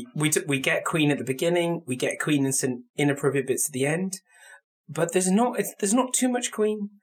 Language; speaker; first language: English; native; English